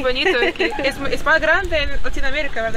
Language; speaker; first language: Spanish; non-native, learner; Ukrainian